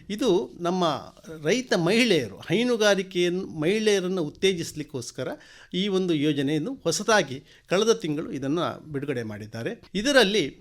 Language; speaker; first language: Kannada; native; Kannada